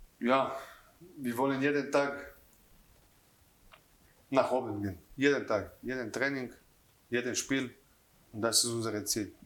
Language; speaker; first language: German; non-native, learner; Croatian